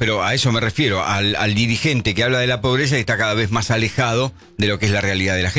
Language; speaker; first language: Spanish; native; Spanish